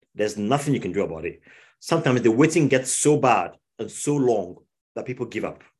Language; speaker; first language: English; non-native, local second language; Akan